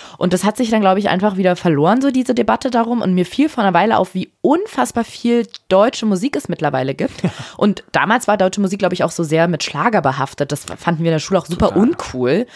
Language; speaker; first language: German; native; German